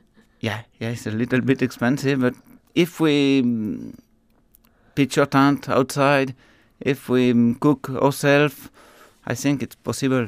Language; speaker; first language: English; non-native, learner; French